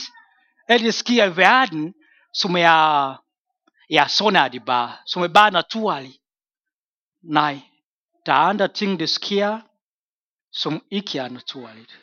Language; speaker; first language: Swedish; non-native, learner; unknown